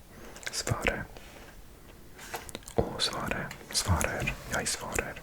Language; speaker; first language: Norwegian; non-native, learner; English